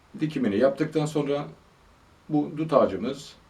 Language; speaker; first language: Turkish; native; Turkish